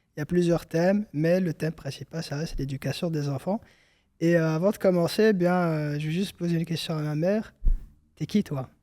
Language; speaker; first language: French; early bilingual, other home language; Arabic